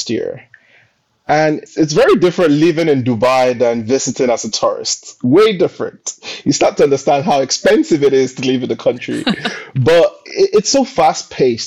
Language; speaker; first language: English; non-native, local second language; Yoruba